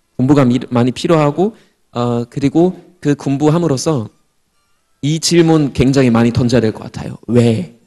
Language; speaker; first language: Korean; non-native, fluent; German